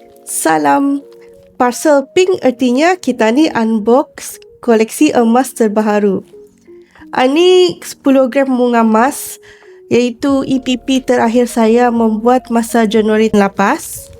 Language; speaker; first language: Malay; native; Malay